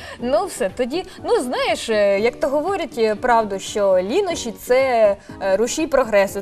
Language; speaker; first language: Ukrainian; native; Ukrainian